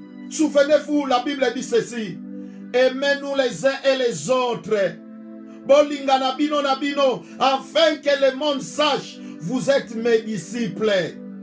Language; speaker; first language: French; non-native, local second language; Lingala